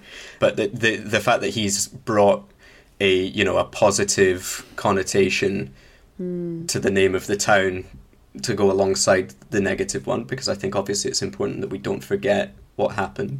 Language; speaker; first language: English; native; English